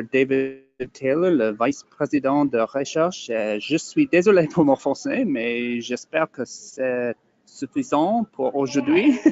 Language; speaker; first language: French; non-native, learner; English